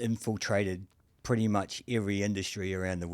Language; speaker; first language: English; native; English